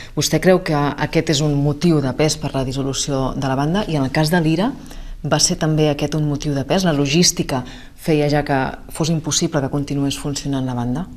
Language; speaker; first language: Catalan; native; Catalan